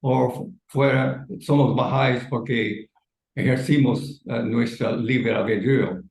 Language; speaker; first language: Spanish; non-native, fluent; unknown